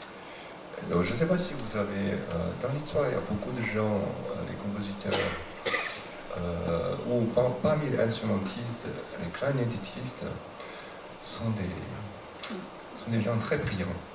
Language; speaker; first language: French; non-native, fluent; Chinese